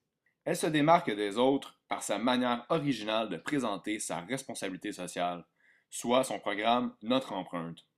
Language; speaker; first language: French; native; French